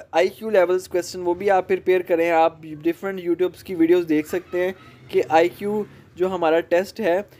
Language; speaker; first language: Urdu; non-native, local second language; Punjabi